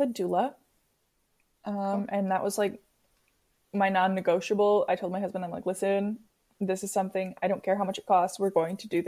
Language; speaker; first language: English; native; English